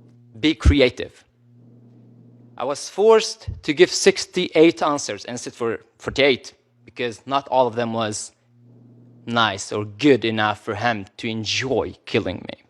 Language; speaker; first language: English; non-native, local second language; Arabic